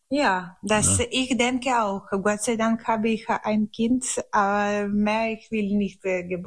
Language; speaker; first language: German; non-native, learner; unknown